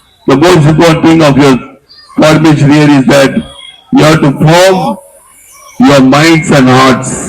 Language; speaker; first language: English; non-native, local second language; Tamil